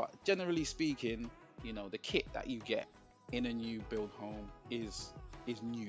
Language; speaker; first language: English; native; English